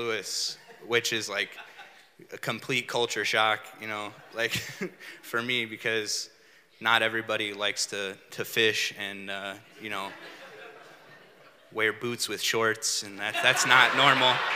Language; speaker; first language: English; native; English